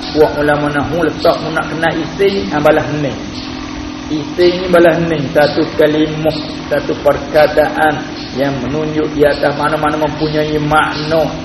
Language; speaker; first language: Malay; native; Malay